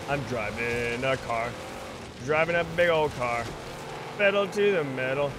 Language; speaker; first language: English; native; English